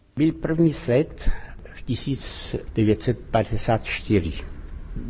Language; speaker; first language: Czech; early bilingual, heritage; French